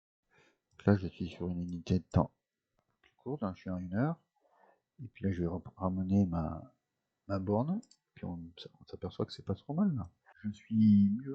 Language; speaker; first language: French; native; French